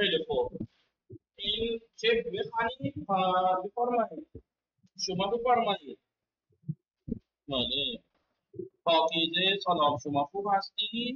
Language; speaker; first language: Persian; non-native, fluent; Urdu